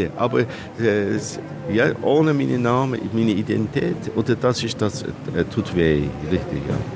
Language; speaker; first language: German; non-native, learner; Persian